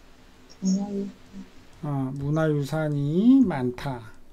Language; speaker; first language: Korean; native; Korean